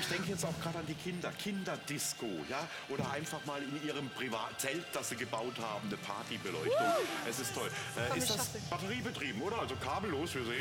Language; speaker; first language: German; native; German